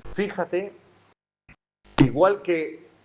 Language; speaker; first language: Spanish; native; Spanish